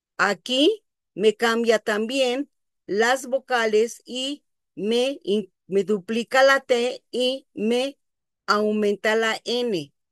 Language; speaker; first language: Spanish; native; Spanish